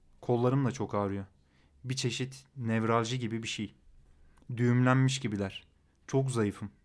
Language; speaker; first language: Turkish; native; Turkish